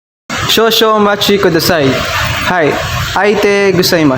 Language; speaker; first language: Japanese; non-native, learner; Filipino